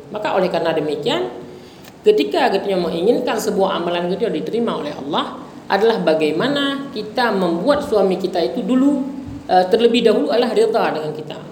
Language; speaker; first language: Indonesian; non-native, local second language; Achinese